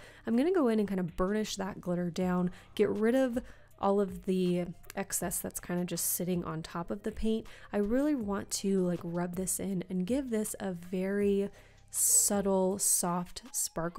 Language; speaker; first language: English; native; English